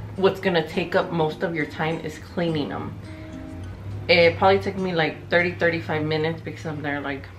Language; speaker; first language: English; early bilingual, other home language; Spanish